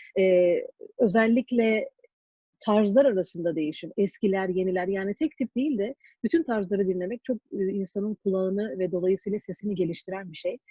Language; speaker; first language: Turkish; early bilingual, heritage; Turkish